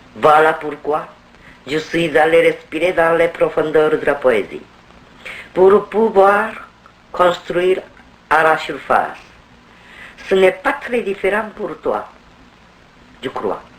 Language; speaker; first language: French; non-native, fluent; Korean